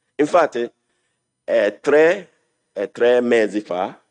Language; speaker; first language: Italian; non-native, learner; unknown